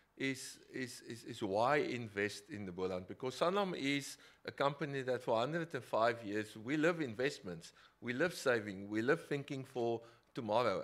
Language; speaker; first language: English; non-native, local second language; Afrikaans